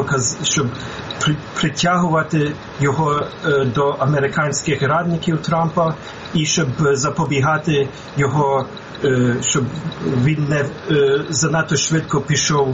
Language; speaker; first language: Ukrainian; non-native, fluent; English